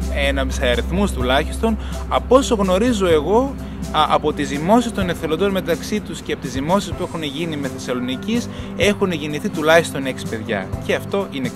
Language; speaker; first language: Greek; native; Greek